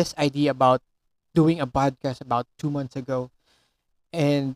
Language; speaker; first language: English; non-native, local second language; Filipino